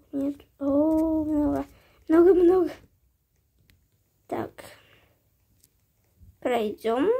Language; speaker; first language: Russian; early bilingual, heritage; Russian